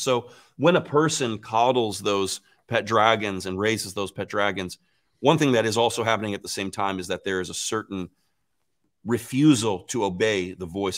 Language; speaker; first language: English; native; English